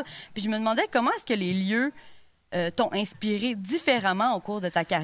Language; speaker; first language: French; native; French